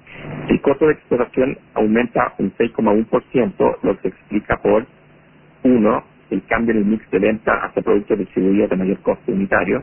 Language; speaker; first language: Spanish; native; Spanish